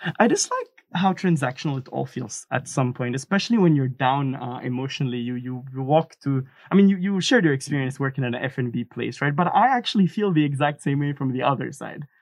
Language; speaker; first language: English; non-native, fluent; Arabic